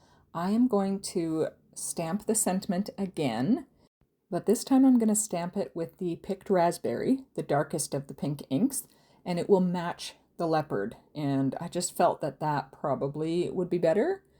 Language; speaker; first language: English; native; English